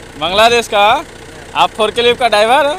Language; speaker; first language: Hindi; non-native, learner; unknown